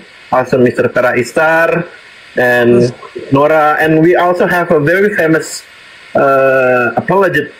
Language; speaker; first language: English; non-native, learner; Indonesian